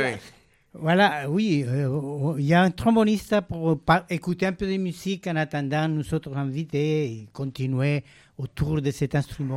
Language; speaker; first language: French; non-native, fluent; Spanish